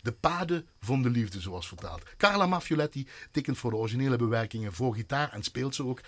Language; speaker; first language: Dutch; native; Dutch